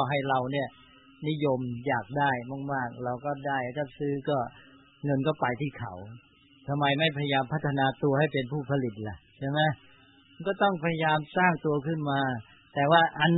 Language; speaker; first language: Thai; native; Thai